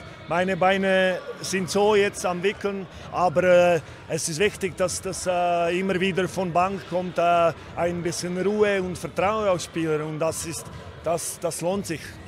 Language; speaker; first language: German; non-native, fluent; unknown